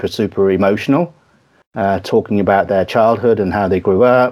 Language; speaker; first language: English; native; English